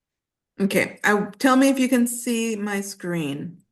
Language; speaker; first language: English; non-native, fluent; Spanish